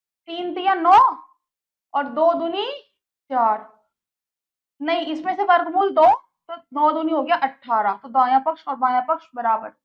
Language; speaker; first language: Hindi; native; Hindi